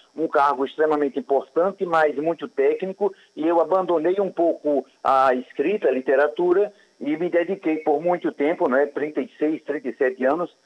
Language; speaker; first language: Portuguese; native; Portuguese